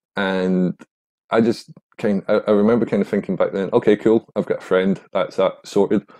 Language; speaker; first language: English; native; English